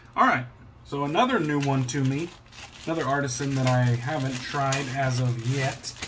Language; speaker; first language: English; native; English